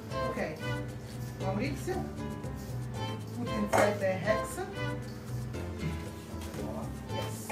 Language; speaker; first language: English; non-native, learner; Italian